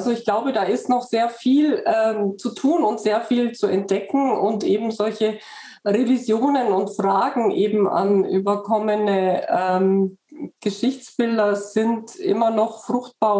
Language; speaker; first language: German; native; German